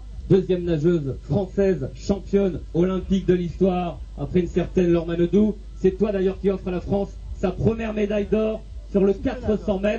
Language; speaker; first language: French; native; French